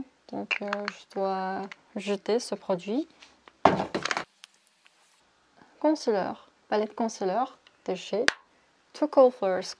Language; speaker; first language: French; non-native, fluent; Korean